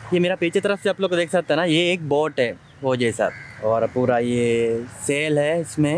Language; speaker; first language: Hindi; non-native, fluent; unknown